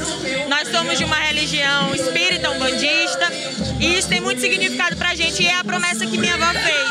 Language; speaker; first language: Portuguese; native; Portuguese